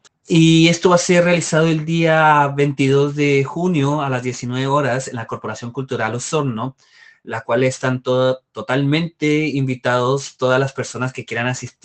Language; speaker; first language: Spanish; native; Spanish